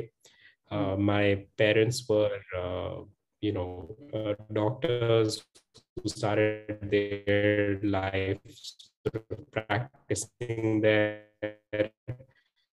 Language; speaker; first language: English; non-native, local second language; Hindi